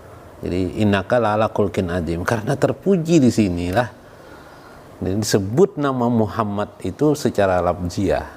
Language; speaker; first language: Indonesian; native; Indonesian